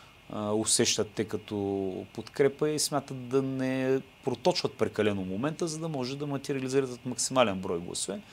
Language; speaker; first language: Bulgarian; native; Bulgarian